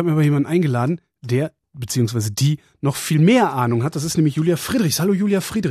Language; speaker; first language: German; native; German